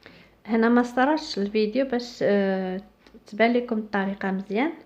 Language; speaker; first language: Arabic; native; Arabic